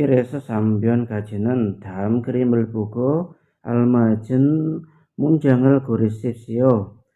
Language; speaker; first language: Korean; non-native, learner; Indonesian